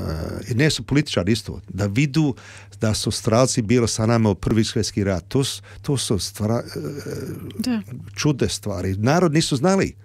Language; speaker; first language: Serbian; early bilingual, heritage; Serbian